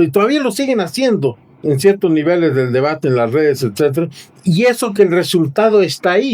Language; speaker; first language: Spanish; native; Spanish